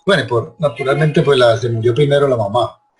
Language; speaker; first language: Spanish; native; Spanish